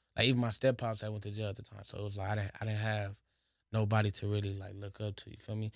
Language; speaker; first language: English; native; English